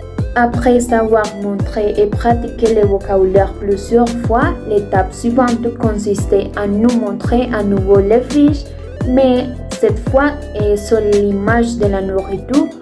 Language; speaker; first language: French; non-native, fluent; Spanish